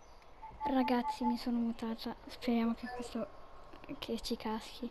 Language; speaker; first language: Italian; native; Italian